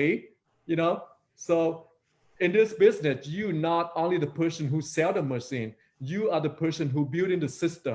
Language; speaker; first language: English; non-native, fluent; Vietnamese